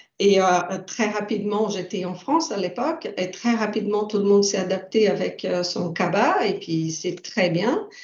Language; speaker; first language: French; non-native, fluent; Portuguese